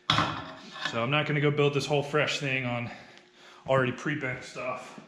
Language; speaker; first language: English; native; English